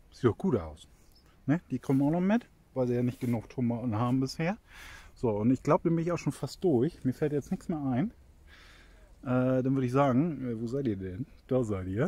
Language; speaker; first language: German; native; German